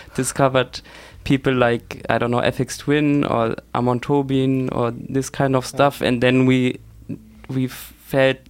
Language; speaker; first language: English; non-native, fluent; German